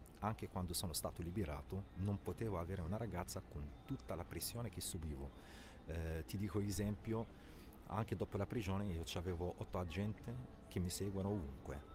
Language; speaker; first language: Italian; non-native, fluent; Arabic